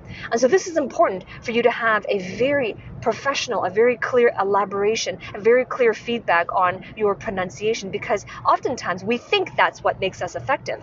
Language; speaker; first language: English; non-native, local second language; Cantonese